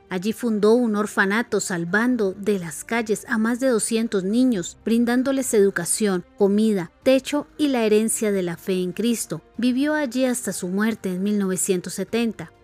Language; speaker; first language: Spanish; native; Spanish